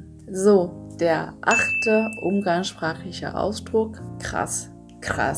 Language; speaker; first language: German; non-native, fluent; Vietnamese